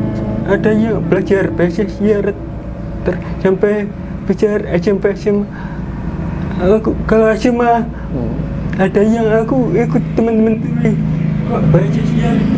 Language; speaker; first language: Indonesian; non-native, local second language; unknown